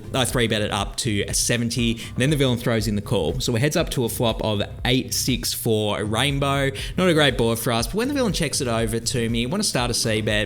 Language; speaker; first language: English; native; English